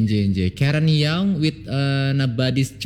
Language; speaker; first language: English; non-native, learner; Indonesian